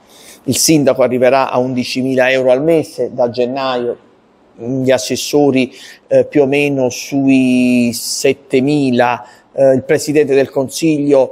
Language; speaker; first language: Italian; native; Italian